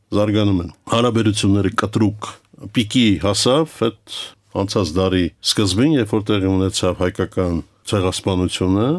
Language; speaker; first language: Armenian; native; Armenian